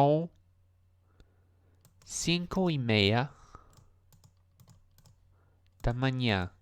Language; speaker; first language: Portuguese; non-native, learner; English